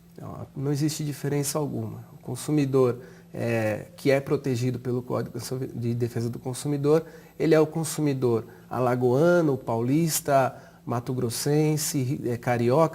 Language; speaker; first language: Portuguese; native; Portuguese